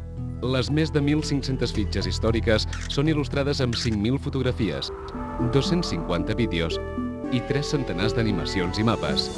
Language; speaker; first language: Catalan; native; Catalan